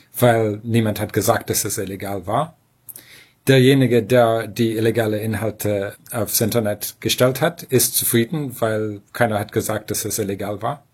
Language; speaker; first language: German; non-native, fluent; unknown